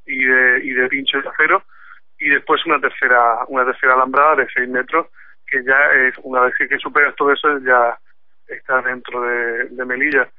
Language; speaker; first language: Spanish; native; Spanish